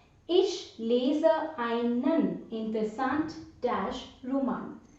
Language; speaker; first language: German; non-native, fluent; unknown